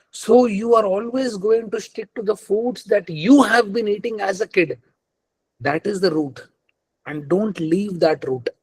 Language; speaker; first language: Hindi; non-native, local second language; Telugu